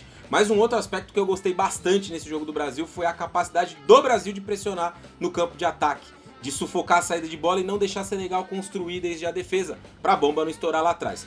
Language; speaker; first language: Portuguese; native; Portuguese